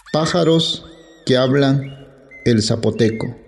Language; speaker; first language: Spanish; non-native, local second language; Zapotec